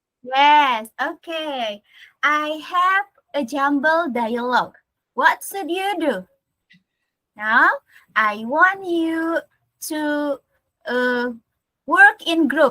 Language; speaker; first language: English; non-native, learner; Indonesian